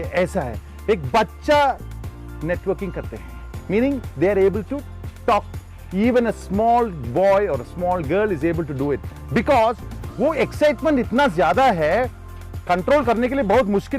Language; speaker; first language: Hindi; non-native, local second language; Tamil